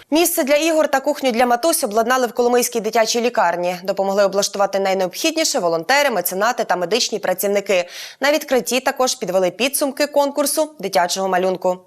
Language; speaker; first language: Ukrainian; native; Ukrainian